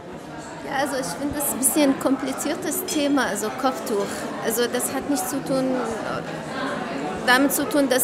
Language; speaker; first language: German; non-native, fluent; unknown